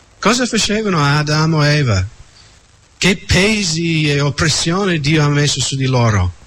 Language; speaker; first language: Italian; non-native, fluent; English